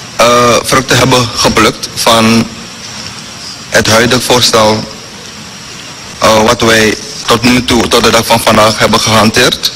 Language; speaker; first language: Dutch; non-native, local second language; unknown